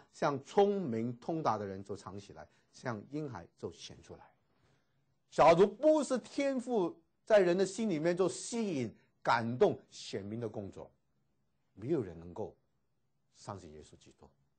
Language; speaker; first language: Chinese; native; Chinese